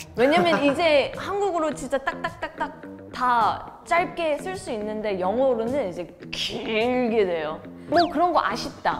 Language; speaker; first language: Korean; non-native, fluent; English